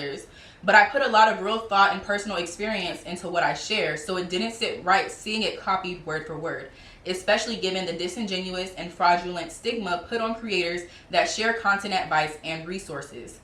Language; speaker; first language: English; native; English